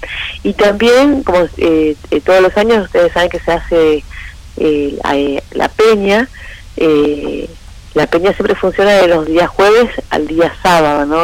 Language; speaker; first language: Spanish; native; Spanish